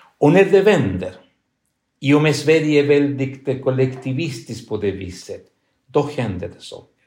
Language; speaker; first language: Swedish; non-native, fluent; Spanish